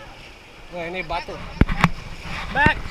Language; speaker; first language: Indonesian; non-native, fluent; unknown